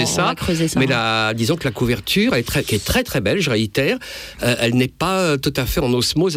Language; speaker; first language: French; native; French